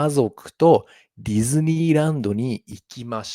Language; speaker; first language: Japanese; non-native, fluent; English